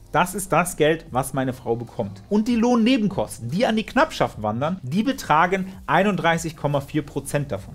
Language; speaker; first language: German; native; German